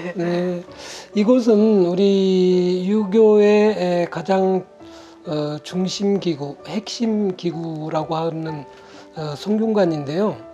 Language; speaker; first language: Korean; native; Korean